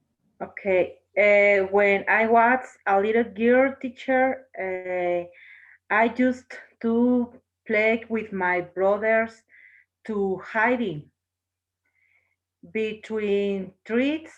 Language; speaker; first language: English; non-native, learner; Spanish